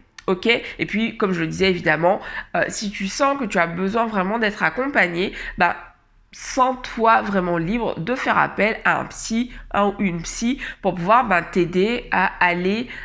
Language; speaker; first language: French; native; French